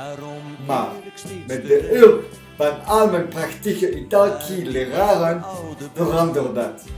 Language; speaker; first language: Dutch; non-native, local second language; French